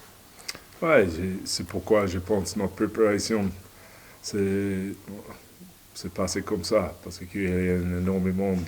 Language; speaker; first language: French; non-native, learner; English